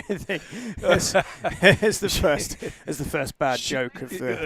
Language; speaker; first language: English; native; English